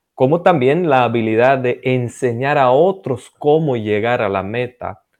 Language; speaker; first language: Spanish; non-native, fluent; Romanian